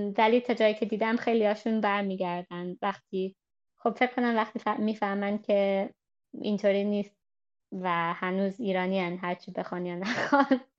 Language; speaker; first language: Persian; early bilingual, heritage; Persian